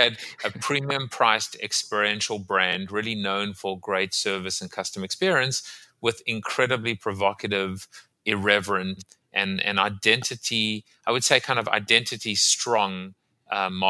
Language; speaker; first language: English; native; English